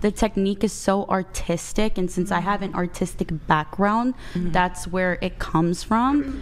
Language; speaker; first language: English; early bilingual, other home language; Portuguese